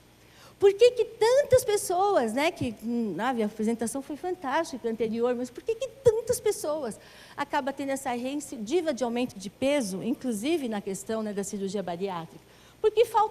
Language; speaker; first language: Portuguese; native; Portuguese